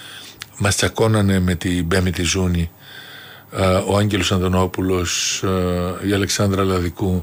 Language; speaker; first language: Greek; native; Greek